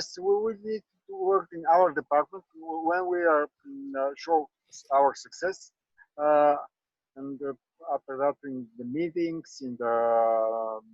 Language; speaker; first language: English; non-native, learner; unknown